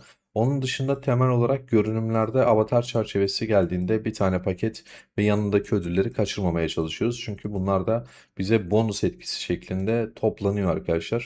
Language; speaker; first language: Turkish; native; Turkish